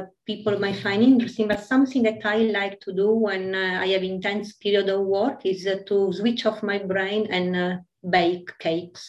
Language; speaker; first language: English; non-native, fluent; Italian